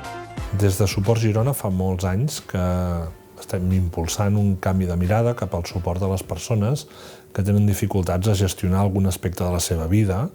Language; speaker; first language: Catalan; native; Catalan